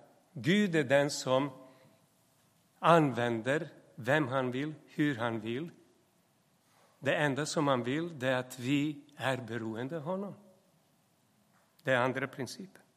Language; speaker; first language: Swedish; non-native, fluent; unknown